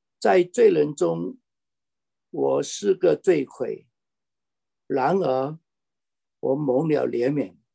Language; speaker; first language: Chinese; native; Chinese